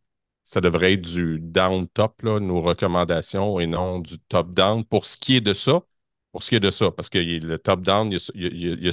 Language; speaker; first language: French; native; French